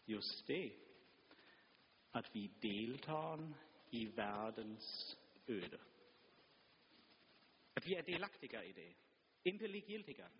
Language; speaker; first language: Swedish; non-native, fluent; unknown